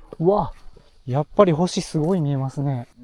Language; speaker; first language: Japanese; native; Japanese